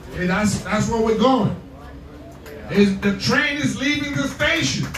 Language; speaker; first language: English; early bilingual, other home language; Spanish